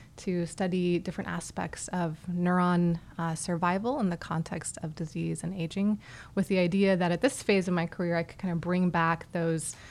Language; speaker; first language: English; native; English